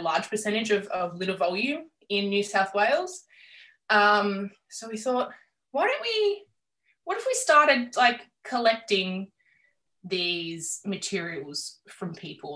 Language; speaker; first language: English; native; English